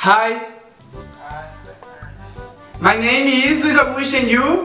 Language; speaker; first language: English; non-native, learner; Portuguese